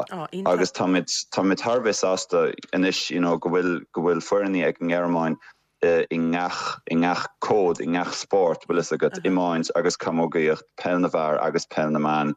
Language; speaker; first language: Irish; non-native, fluent; German